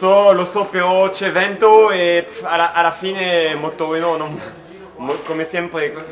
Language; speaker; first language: Italian; non-native, learner; French